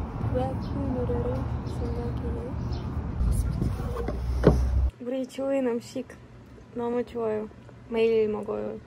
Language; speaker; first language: Korean; non-native, learner; Ukrainian